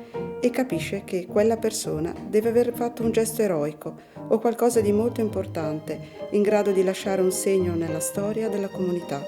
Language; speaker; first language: Italian; native; Italian